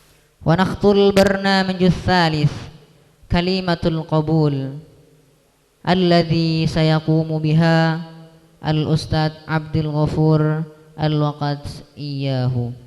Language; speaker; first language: Arabic; non-native, learner; Indonesian